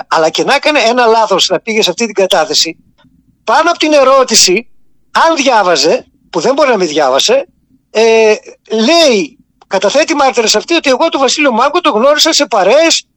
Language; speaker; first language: Greek; native; Greek